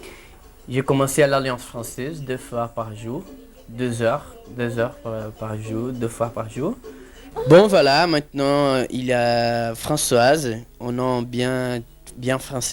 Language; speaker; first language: French; non-native, learner; Portuguese